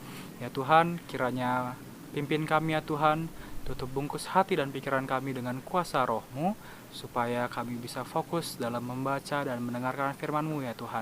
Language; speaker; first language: Indonesian; native; Indonesian